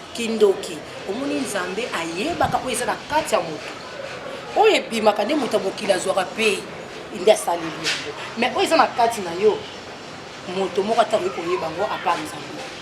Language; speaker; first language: Lingala; non-native, local second language; Kongo